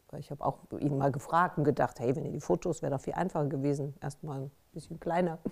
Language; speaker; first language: German; native; German